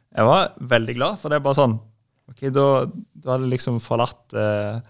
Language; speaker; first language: Norwegian; native; Norwegian